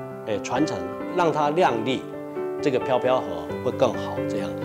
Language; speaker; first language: Chinese; non-native, local second language; Hakka Chinese